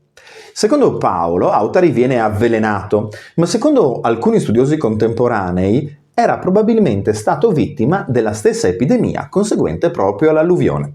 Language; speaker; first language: Italian; native; Italian